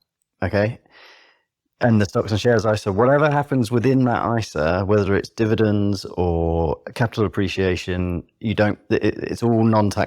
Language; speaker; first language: English; native; English